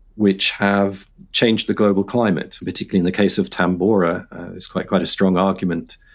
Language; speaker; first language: English; native; English